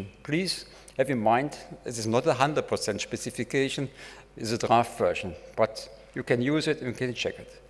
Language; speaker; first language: English; non-native, fluent; German